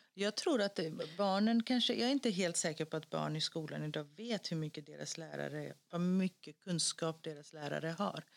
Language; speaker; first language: Swedish; early bilingual, other home language; Greek